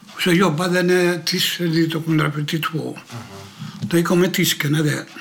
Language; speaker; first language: Swedish; non-native, learner; Greek